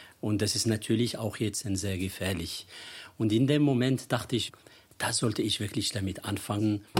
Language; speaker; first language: German; non-native, fluent; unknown